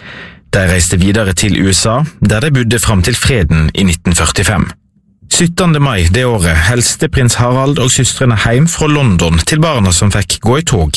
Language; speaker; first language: Norwegian; native; Norwegian